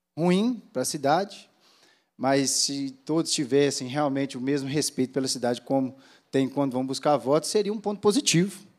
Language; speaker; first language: Portuguese; native; Portuguese